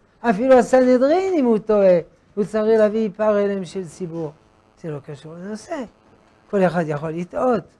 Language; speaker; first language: Hebrew; non-native, fluent; French